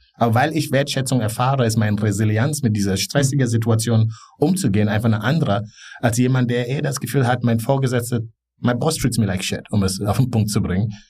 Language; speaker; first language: German; non-native, fluent; Wolof